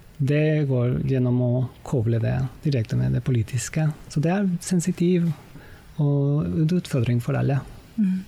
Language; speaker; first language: Norwegian; non-native, fluent; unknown